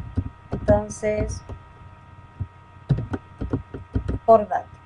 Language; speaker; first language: Spanish; native; Spanish